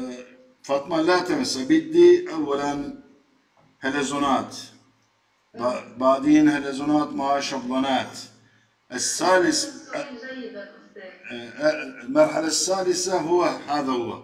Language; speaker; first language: Arabic; non-native, fluent; Turkish